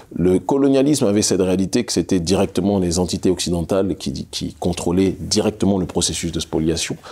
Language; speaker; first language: French; native; French